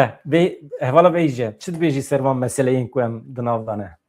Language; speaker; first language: Kurdish; native; Kurdish